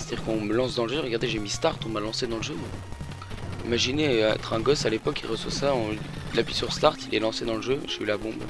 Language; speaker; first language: French; native; French